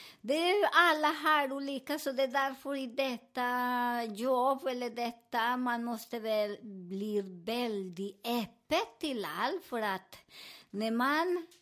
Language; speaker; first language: Swedish; non-native, learner; Spanish